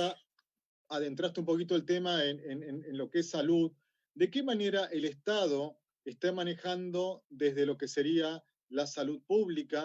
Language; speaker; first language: Spanish; native; Spanish